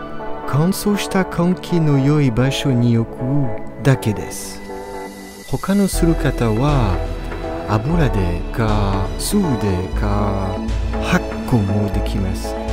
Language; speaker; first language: Japanese; non-native, learner; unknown